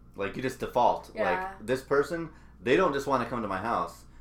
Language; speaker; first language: English; native; English